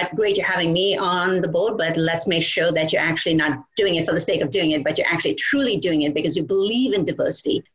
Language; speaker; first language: English; non-native, local second language; Bangla